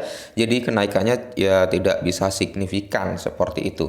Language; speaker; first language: Indonesian; native; Indonesian